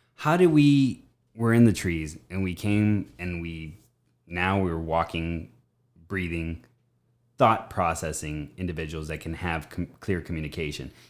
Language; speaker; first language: English; native; English